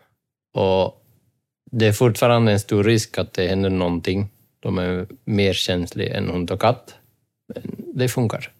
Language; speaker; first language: Swedish; non-native, fluent; Dutch